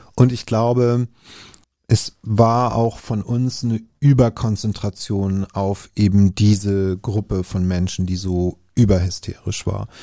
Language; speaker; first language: German; native; German